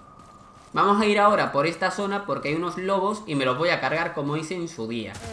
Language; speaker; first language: Spanish; native; Spanish